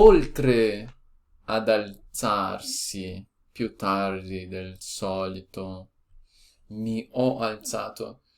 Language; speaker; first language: Italian; non-native, learner; Portuguese